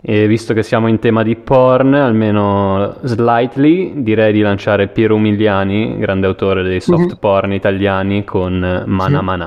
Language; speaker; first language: Italian; native; Italian